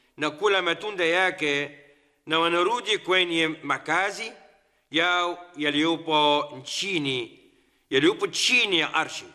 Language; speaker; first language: Swahili; non-native, fluent; Arabic